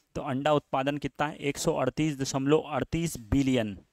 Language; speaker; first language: Hindi; native; Hindi